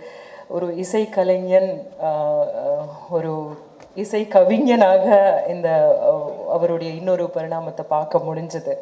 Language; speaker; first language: Tamil; native; Tamil